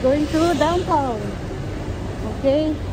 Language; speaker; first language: English; non-native, local second language; Filipino